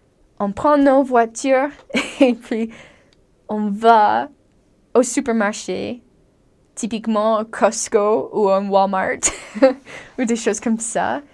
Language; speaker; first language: French; non-native, fluent; English